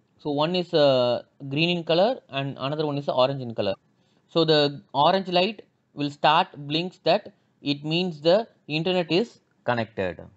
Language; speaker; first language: English; non-native, local second language; Tamil